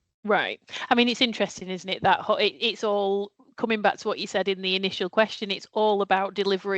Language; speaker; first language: English; native; English